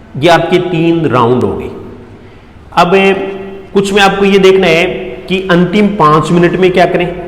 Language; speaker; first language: Hindi; native; Hindi